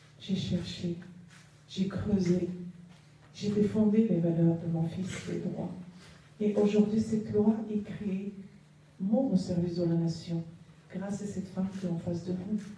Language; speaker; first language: French; non-native, local second language; Arabic